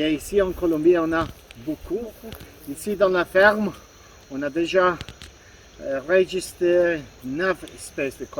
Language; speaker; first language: French; non-native, fluent; Spanish